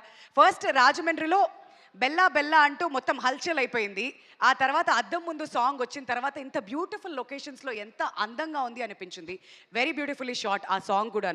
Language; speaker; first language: Telugu; native; Telugu